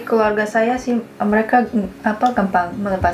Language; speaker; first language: Indonesian; non-native, fluent; Russian